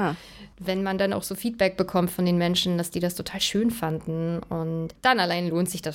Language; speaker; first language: German; native; German